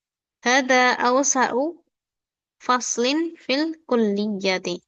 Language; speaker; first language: Arabic; non-native, fluent; Indonesian